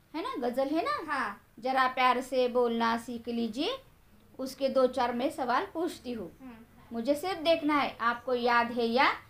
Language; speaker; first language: Hindi; non-native, local second language; Marathi